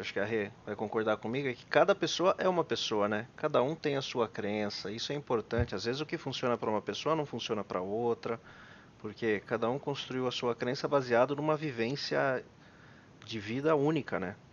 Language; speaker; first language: Portuguese; native; Portuguese